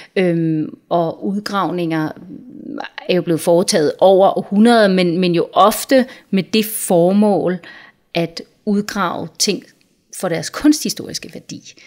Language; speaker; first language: Danish; native; Danish